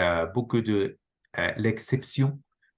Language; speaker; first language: French; non-native, fluent; Japanese